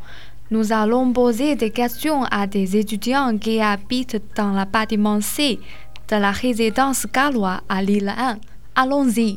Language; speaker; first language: French; non-native, learner; Chinese